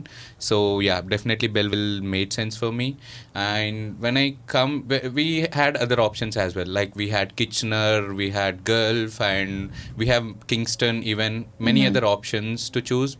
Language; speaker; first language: English; non-native, local second language; Telugu